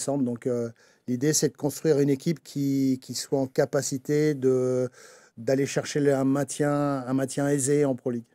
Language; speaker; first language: French; native; French